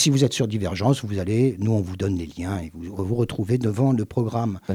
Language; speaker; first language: French; native; French